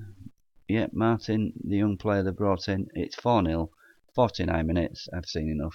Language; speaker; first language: English; native; English